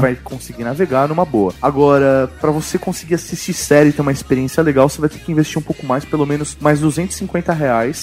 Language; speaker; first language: Portuguese; native; Portuguese